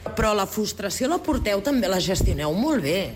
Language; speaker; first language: Catalan; native; Catalan